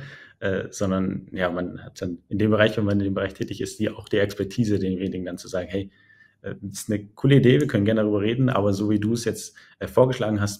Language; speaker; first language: German; native; German